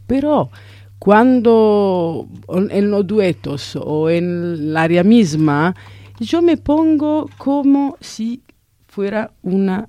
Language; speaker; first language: Spanish; non-native, fluent; Italian